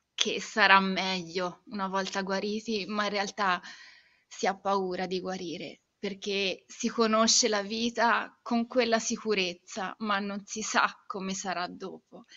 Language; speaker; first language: Italian; native; Italian